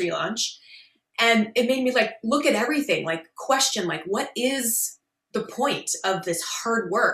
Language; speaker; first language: English; native; English